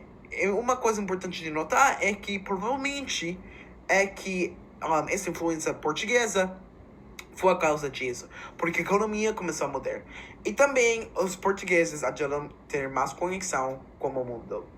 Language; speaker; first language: Portuguese; non-native, learner; English